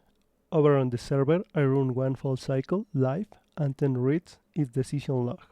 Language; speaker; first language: English; non-native, fluent; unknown